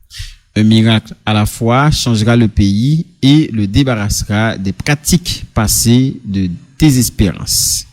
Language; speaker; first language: French; non-native, local second language; Haitian Creole